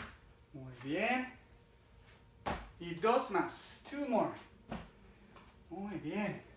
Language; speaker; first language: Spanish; non-native, fluent; English